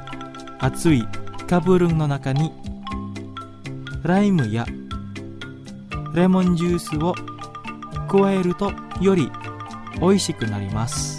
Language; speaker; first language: Japanese; non-native, fluent; Indonesian